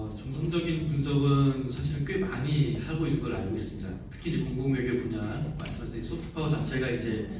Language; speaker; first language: Korean; native; Korean